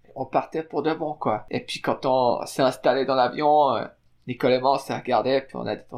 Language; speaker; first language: French; native; French